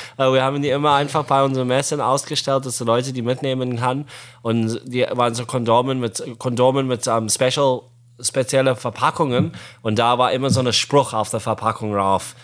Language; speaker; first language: German; non-native, fluent; Arabic